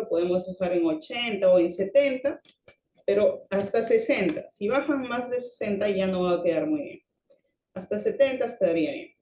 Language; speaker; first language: Spanish; native; Spanish